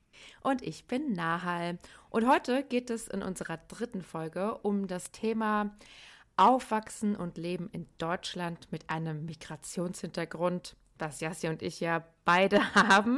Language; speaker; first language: German; early bilingual, other home language; Persian